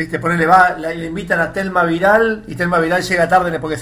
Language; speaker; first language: Spanish; native; Spanish